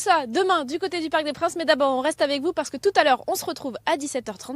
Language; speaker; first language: French; native; French